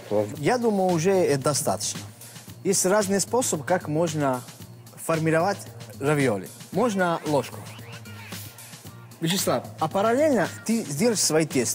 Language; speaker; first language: Russian; non-native, fluent; Italian